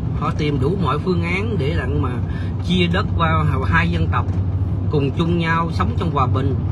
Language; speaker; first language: Vietnamese; native; Vietnamese